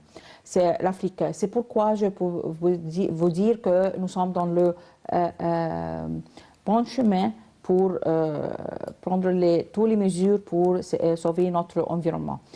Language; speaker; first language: French; non-native, learner; Arabic